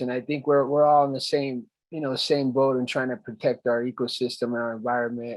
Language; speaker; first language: English; native; English